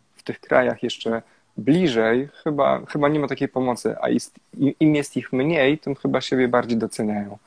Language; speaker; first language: Polish; native; Polish